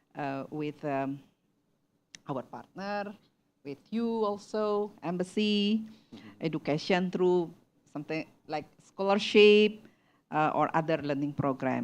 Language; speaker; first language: English; non-native, learner; Indonesian